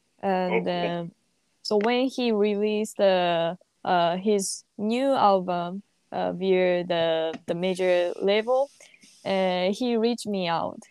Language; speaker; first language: English; non-native, learner; Japanese